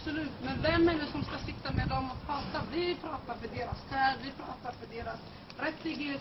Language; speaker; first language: Swedish; non-native, fluent; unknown